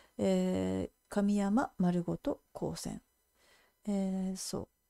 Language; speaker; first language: Japanese; native; Japanese